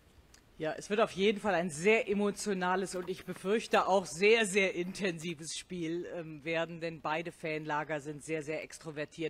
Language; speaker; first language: German; native; German